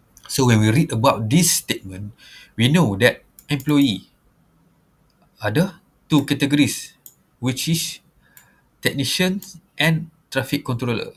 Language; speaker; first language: English; non-native, local second language; Malay